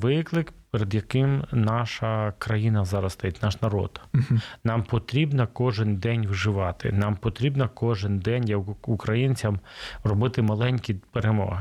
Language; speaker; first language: Ukrainian; non-native, local second language; Russian